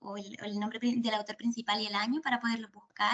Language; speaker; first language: Spanish; native; Spanish